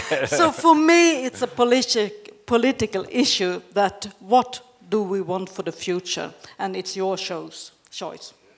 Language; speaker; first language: English; non-native, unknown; Swedish